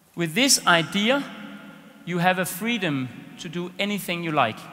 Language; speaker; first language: English; non-native, fluent; Danish